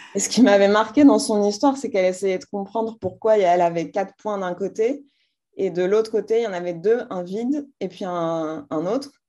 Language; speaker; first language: French; non-native, local second language; Arabic